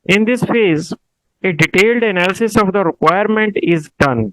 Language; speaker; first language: English; non-native, local second language; Punjabi